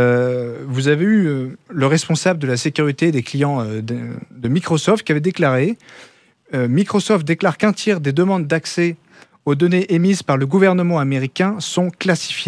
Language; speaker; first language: French; native; French